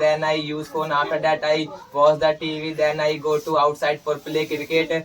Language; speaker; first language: English; non-native, learner; Hindi